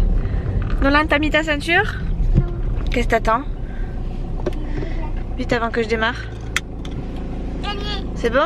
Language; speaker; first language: French; native; French